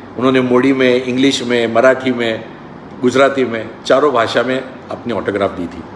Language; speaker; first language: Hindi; non-native, local second language; Marathi